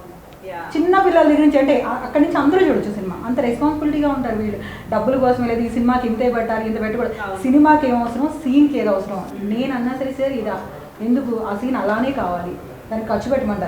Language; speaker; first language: Telugu; native; Telugu